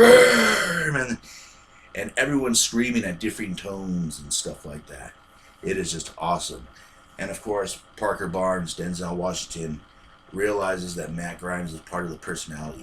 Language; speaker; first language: English; native; English